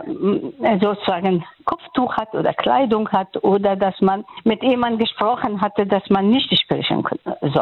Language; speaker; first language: German; non-native, fluent; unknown